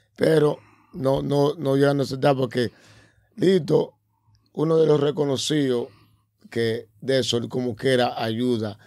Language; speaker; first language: Spanish; early bilingual, heritage; Spanish